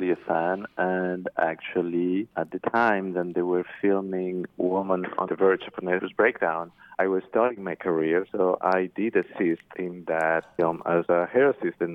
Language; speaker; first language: English; non-native, fluent; Spanish